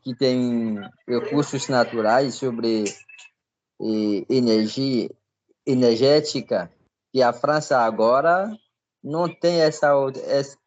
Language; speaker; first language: Portuguese; non-native, fluent; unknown